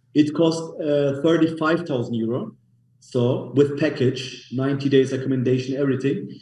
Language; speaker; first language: English; non-native, learner; German